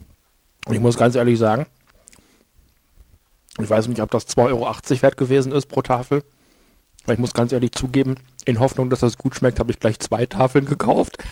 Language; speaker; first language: German; native; German